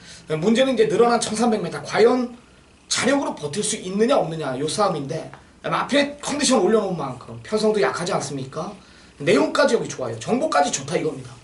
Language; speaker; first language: Korean; native; Korean